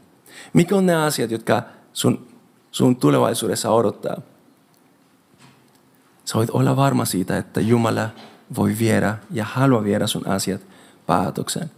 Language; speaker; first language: Finnish; non-native, fluent; Spanish